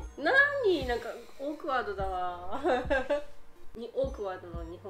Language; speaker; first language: Japanese; native; Japanese